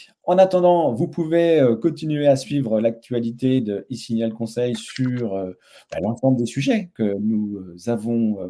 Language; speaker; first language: French; native; French